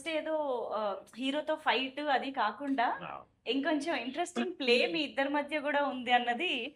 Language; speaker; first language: Telugu; native; Telugu